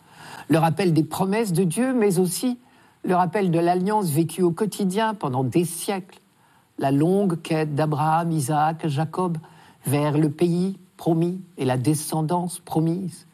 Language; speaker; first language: French; native; French